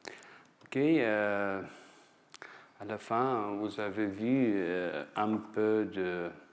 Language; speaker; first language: French; non-native, fluent; Persian